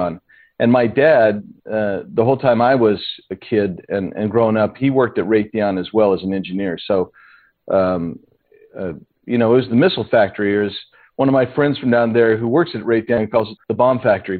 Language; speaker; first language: English; native; English